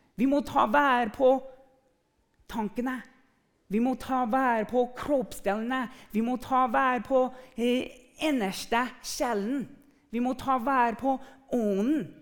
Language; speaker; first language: Norwegian; non-native, fluent; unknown